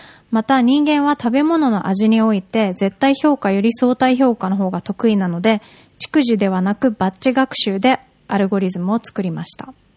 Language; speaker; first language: Japanese; native; Japanese